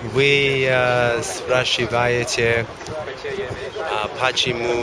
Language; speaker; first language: Russian; non-native, learner; English